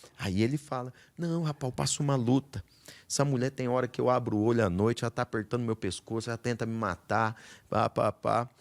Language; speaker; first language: Portuguese; native; Portuguese